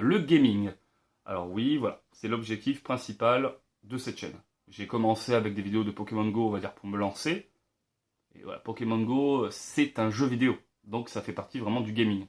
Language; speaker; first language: French; native; French